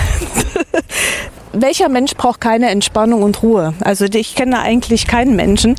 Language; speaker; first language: German; native; German